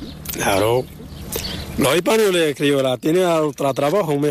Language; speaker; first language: Spanish; non-native, learner; Arabic